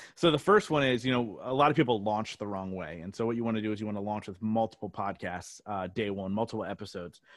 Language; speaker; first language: English; native; English